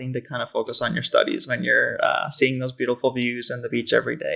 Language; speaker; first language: English; native; English